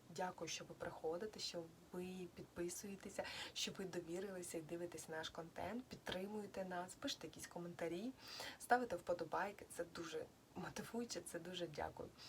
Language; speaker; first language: Ukrainian; non-native, local second language; Russian